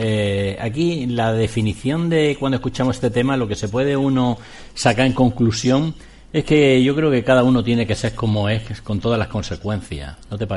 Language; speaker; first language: Spanish; native; Spanish